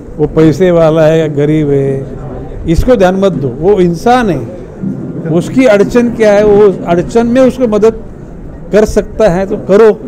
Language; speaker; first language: Hindi; non-native, local second language; Marathi